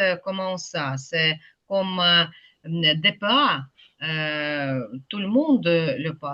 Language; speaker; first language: French; non-native, fluent; Ukrainian